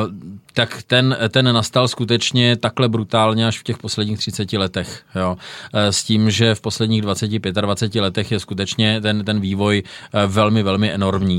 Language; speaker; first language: Czech; native; Czech